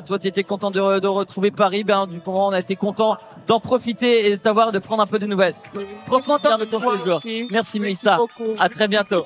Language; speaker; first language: French; native; French